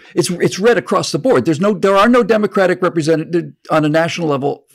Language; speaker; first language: English; native; English